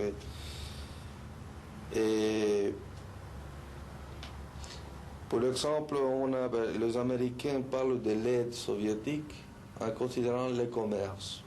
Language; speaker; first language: French; non-native, fluent; Spanish